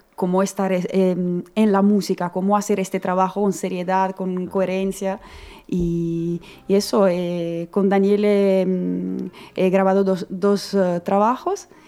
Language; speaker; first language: Spanish; non-native, learner; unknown